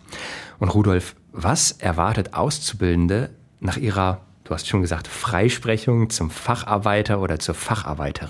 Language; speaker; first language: German; native; German